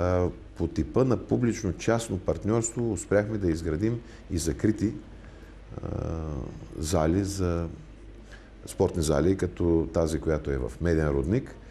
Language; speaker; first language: Bulgarian; native; Bulgarian